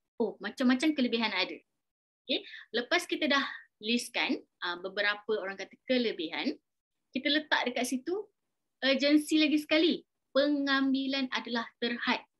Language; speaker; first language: Malay; native; Malay